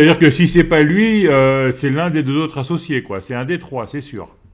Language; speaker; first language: French; native; French